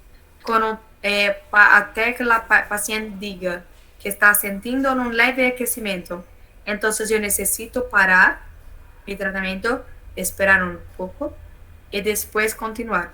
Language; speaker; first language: Spanish; non-native, learner; Portuguese